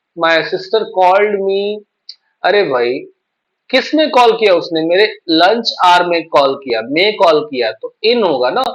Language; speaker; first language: Hindi; native; Hindi